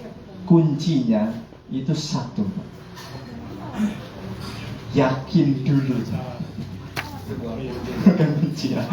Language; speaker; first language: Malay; non-native, local second language; Javanese